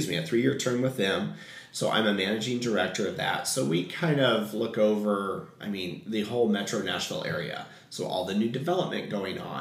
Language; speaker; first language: English; native; English